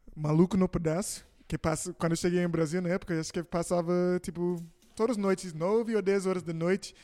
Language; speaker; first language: Portuguese; non-native, fluent; English